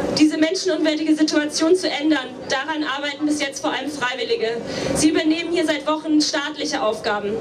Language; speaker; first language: German; native; German